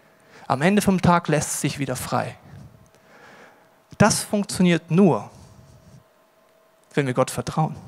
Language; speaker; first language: German; native; German